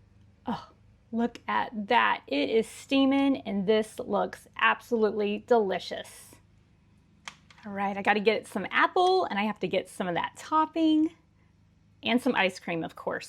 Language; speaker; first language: English; native; English